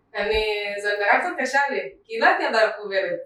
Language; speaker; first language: Hebrew; early bilingual, other home language; Russian